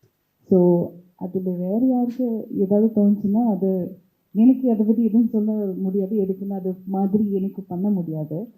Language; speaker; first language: Tamil; early bilingual, heritage; Tamil